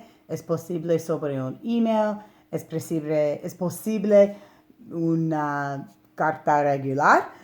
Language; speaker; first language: Spanish; non-native, learner; English